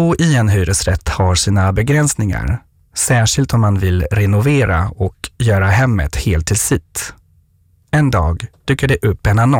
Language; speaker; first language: Swedish; non-native, fluent; French